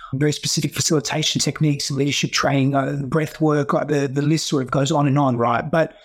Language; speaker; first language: English; non-native, local second language; Greek